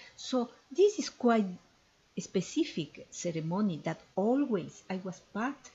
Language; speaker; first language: English; non-native, fluent; Spanish